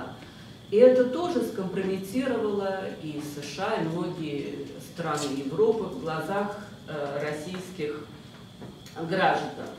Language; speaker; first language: Russian; native; Russian